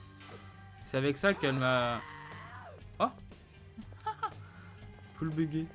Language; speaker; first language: French; native; French